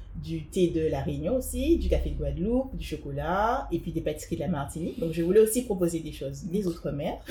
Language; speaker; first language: French; native; French